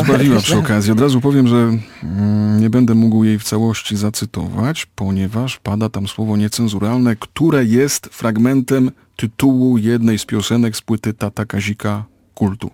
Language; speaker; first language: Polish; native; Polish